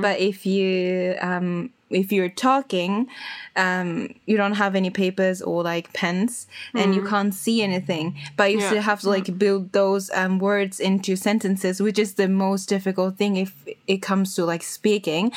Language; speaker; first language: English; early bilingual, other home language; Japanese